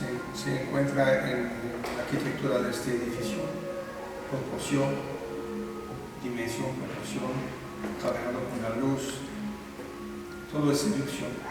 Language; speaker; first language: Spanish; non-native, fluent; French